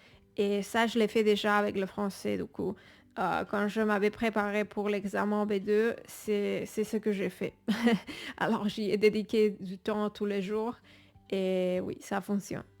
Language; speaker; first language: French; non-native, fluent; Spanish